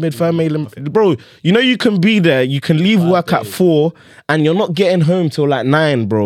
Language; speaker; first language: English; native; English